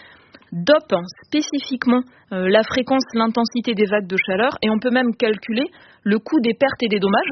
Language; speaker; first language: French; native; French